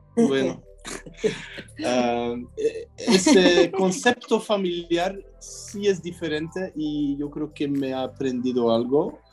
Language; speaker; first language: Spanish; non-native, fluent; French